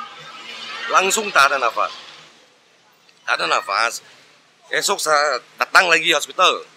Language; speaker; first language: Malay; non-native, local second language; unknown